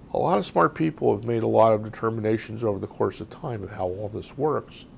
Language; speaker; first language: English; native; English